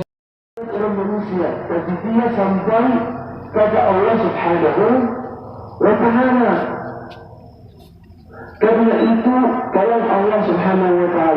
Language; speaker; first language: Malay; non-native, learner; Arabic